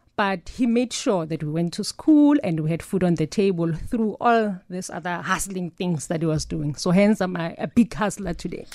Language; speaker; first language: English; non-native, local second language; Northern Sotho